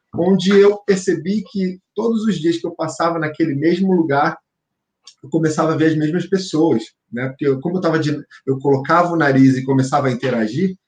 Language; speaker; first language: Portuguese; native; Portuguese